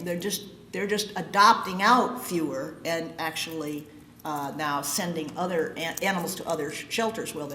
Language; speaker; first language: English; native; English